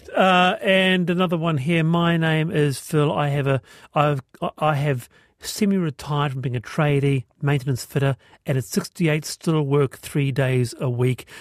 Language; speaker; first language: English; native; English